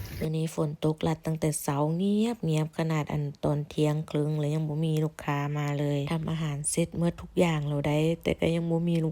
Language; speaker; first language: Thai; non-native, local second language; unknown